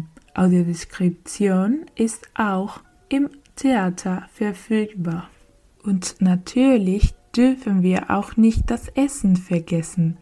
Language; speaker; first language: German; non-native, learner; Spanish